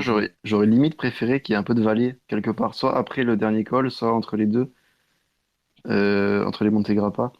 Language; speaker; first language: French; native; French